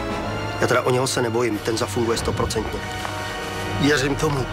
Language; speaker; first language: Czech; native; Czech